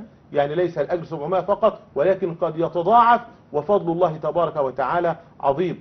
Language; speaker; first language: Arabic; native; Arabic